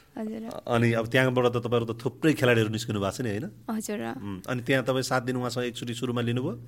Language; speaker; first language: Nepali; native; Nepali